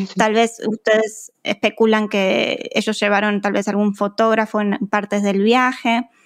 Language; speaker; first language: Spanish; native; Spanish